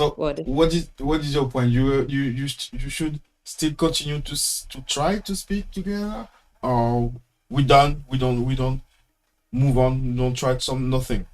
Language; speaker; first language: English; non-native, learner; French